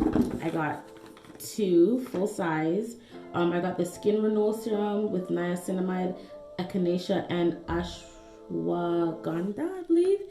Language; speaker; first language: English; native; English